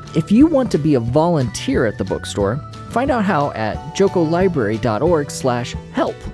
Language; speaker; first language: English; native; English